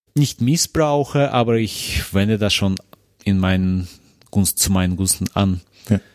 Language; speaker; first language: German; non-native, fluent; Russian